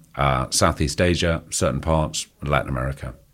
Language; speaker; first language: English; native; English